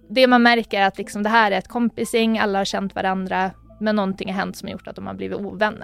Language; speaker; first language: Swedish; native; Swedish